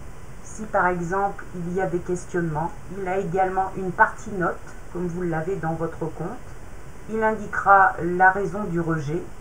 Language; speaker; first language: French; native; French